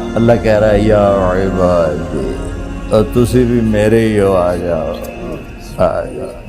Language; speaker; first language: Urdu; non-native, local second language; Punjabi